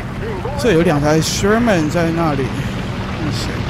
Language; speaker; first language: Chinese; native; Chinese